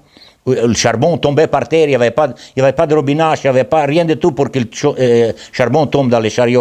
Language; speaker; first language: French; non-native, fluent; Slovenian